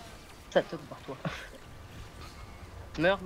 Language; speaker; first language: French; native; French